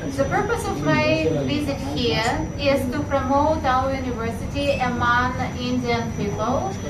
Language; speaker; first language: English; non-native, fluent; Russian